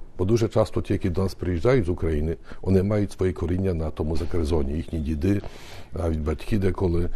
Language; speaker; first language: Ukrainian; early bilingual, heritage; Ukrainian